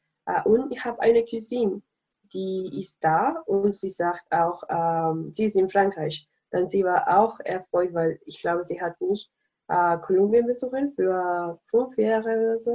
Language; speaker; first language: German; non-native, learner; Spanish